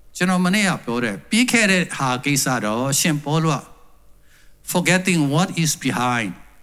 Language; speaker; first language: Burmese; non-native, local second language; Tedim Chin